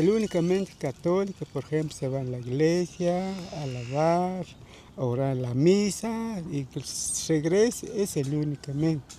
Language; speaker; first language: Spanish; non-native, local second language; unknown